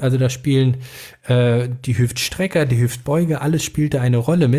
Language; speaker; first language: German; native; German